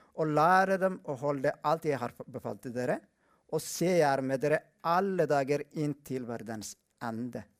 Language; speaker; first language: Norwegian; non-native, fluent; Amharic